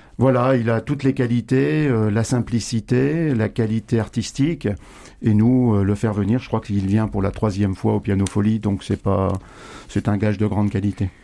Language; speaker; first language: French; native; French